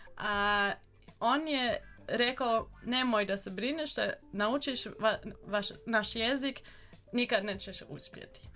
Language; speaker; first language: Croatian; non-native, learner; German